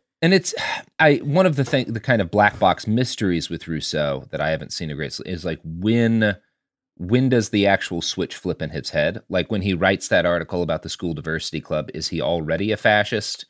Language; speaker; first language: English; native; English